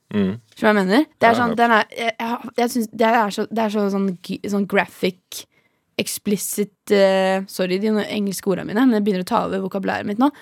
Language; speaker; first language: Norwegian; native; Norwegian